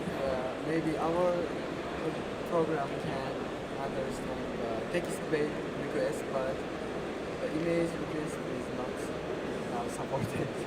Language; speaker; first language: English; non-native, learner; Japanese